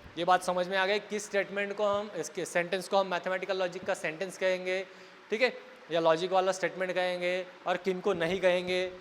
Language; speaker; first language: Hindi; non-native, local second language; Marathi